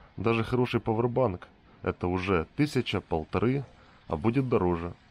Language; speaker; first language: Russian; native; Russian